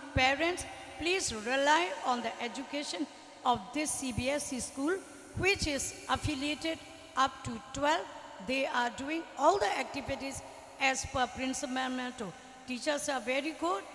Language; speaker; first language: English; non-native, fluent; Burmese